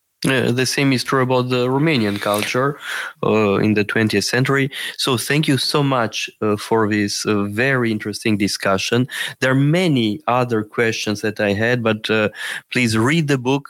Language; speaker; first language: English; non-native, fluent; Romanian